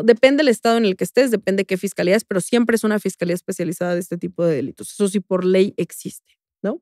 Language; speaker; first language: Spanish; native; Spanish